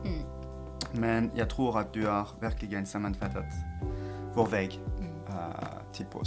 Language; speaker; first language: Swedish; non-native, fluent; French